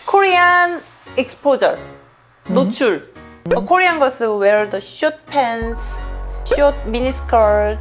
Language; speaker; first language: English; non-native, fluent; Korean